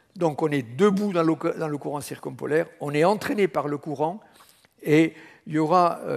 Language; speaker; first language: French; native; French